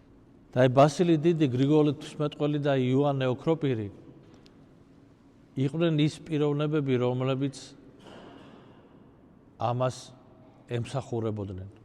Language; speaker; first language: Georgian; native; Georgian